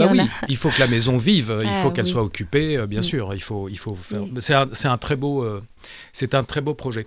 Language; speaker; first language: French; native; French